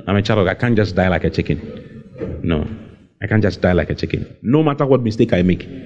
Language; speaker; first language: English; non-native, local second language; Akan